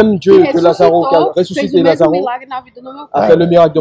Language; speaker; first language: French; non-native, fluent; Portuguese